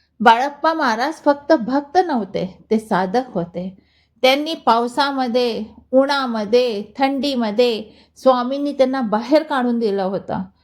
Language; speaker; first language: Marathi; non-native, local second language; Hindi